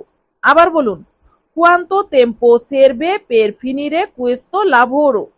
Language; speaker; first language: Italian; non-native, fluent; Bangla